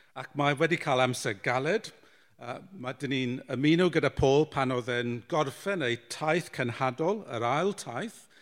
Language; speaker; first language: Welsh; non-native, local second language; English